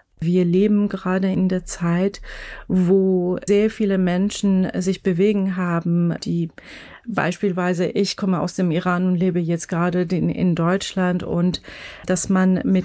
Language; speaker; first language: German; non-native, fluent; Persian